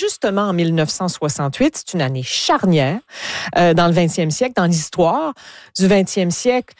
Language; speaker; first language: French; native; French